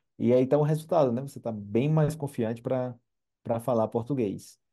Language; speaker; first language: Portuguese; native; Portuguese